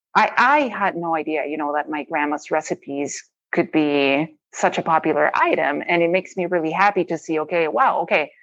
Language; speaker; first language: English; non-native, fluent; Spanish